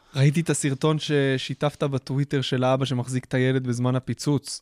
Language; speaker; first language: Hebrew; native; Hebrew